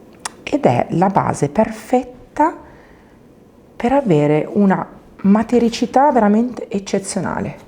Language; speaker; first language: Italian; native; Italian